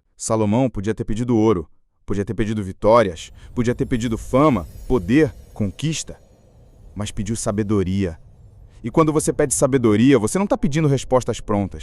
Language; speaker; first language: Portuguese; native; Portuguese